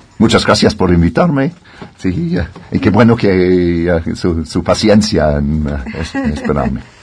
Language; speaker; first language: Spanish; non-native, fluent; English